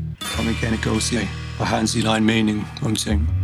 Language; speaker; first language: Danish; non-native, fluent; English